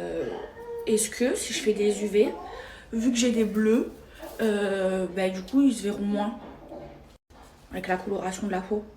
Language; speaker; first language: French; native; French